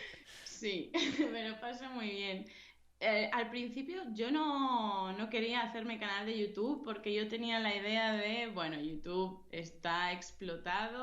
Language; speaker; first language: Spanish; native; Spanish